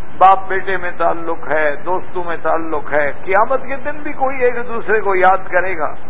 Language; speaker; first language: Urdu; native; Urdu